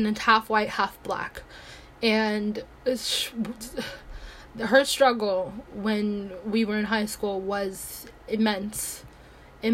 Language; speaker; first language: English; early bilingual, other home language; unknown